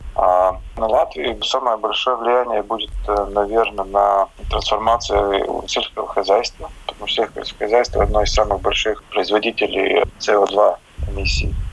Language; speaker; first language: Russian; non-native, local second language; Latvian